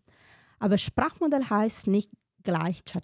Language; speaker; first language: German; non-native, fluent; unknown